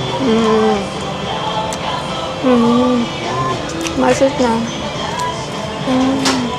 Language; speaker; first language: Korean; non-native, learner; Vietnamese